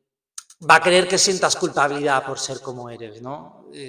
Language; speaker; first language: Spanish; native; Spanish